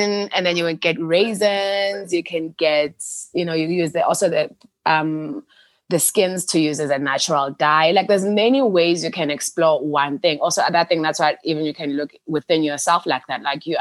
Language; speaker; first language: English; non-native, local second language; Xhosa